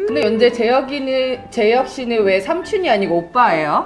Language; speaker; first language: Korean; native; Korean